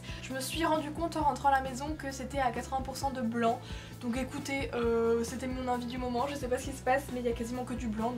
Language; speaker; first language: French; native; French